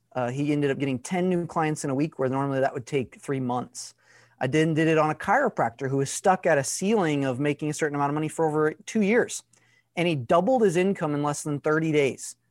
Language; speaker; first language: English; native; English